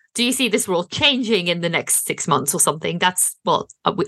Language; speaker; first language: English; non-native, fluent; Dutch